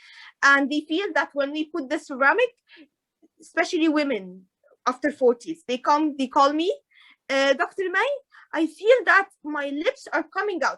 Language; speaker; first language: English; non-native, fluent; Arabic